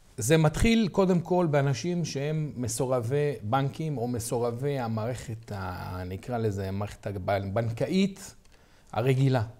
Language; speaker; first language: Hebrew; native; Hebrew